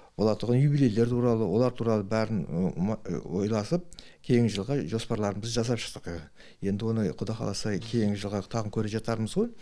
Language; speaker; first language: Kazakh; native; Kazakh